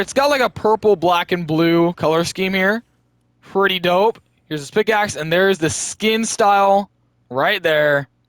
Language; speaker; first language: English; native; English